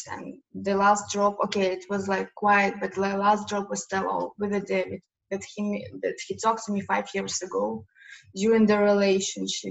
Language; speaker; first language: English; non-native, learner; Ukrainian